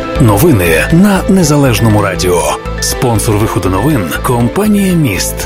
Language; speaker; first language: Ukrainian; native; Ukrainian